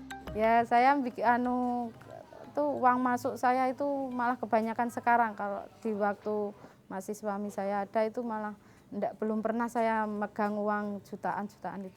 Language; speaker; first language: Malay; non-native, local second language; Javanese